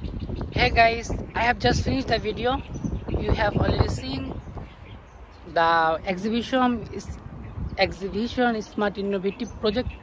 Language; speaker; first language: English; non-native, learner; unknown